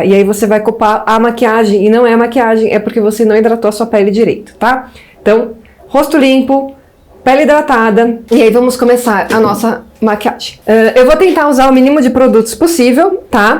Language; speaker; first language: Portuguese; native; Portuguese